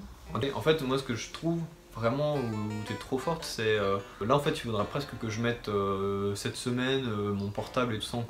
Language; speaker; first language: French; native; French